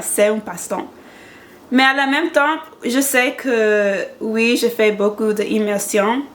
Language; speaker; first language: French; non-native, learner; English